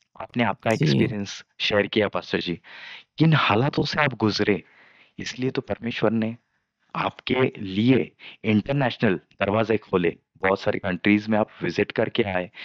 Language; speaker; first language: Hindi; non-native, local second language; Marathi